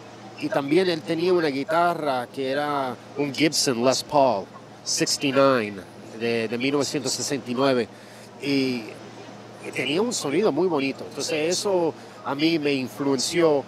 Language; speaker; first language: Spanish; early bilingual, heritage; Spanish